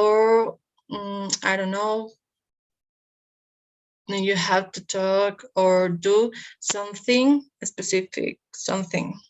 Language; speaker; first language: English; non-native, learner; Spanish